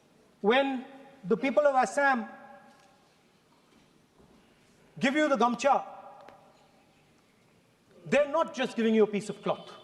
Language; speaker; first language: English; non-native, local second language; Hindi